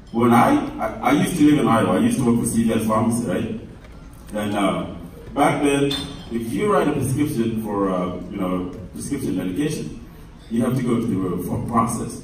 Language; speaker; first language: English; non-native, fluent; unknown